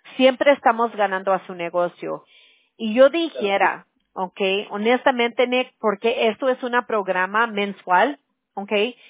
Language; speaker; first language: Spanish; early bilingual, heritage; Spanish